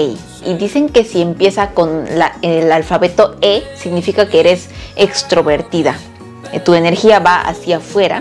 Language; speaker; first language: Spanish; early bilingual, other home language; Korean